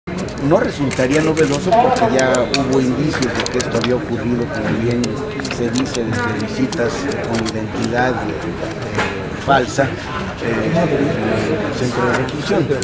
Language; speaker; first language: Spanish; native; Spanish